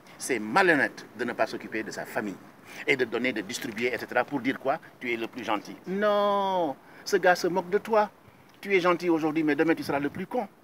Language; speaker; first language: French; non-native, local second language; Wolof